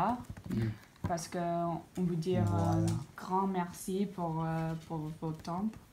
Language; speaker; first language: French; non-native, learner; English